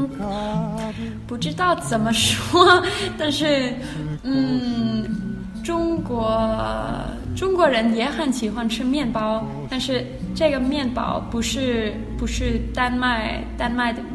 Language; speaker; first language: Chinese; non-native, learner; Danish